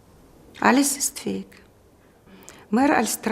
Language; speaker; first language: German; non-native, learner; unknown